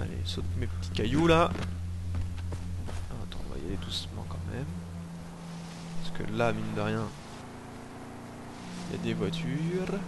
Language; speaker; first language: French; native; French